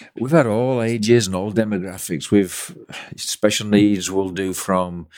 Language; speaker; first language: English; native; English